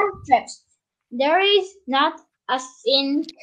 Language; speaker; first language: English; non-native, learner; Turkish